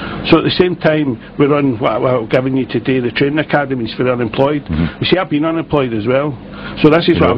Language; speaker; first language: English; native; English